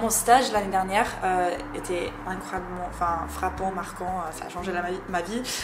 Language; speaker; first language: French; non-native, fluent; English